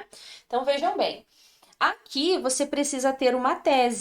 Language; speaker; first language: Portuguese; native; Portuguese